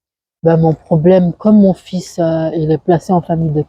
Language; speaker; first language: French; non-native, fluent; Arabic